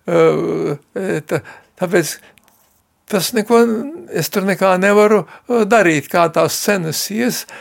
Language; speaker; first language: Latvian; native; Latvian